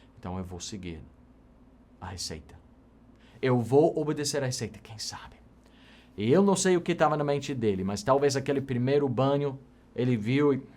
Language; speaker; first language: Portuguese; non-native, fluent; English